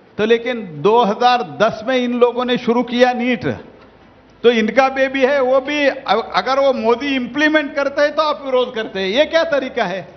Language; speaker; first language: Hindi; non-native, local second language; Kannada